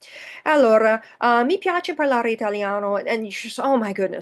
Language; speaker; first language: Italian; non-native, fluent; English